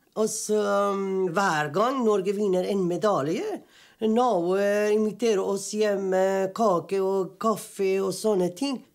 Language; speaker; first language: Norwegian; non-native, fluent; Persian